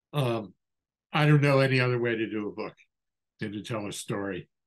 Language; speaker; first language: English; native; English